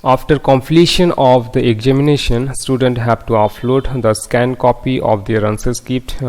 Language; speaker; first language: English; non-native, local second language; Bangla